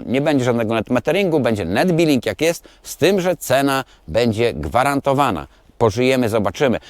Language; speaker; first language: Polish; native; Polish